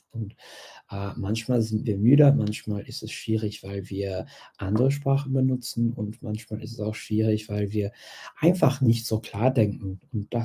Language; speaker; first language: German; non-native, fluent; English